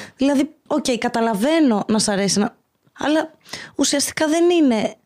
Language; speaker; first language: Greek; native; Greek